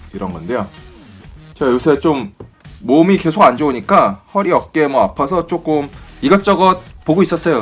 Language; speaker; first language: Korean; native; Korean